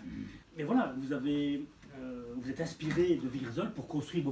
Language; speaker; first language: French; native; French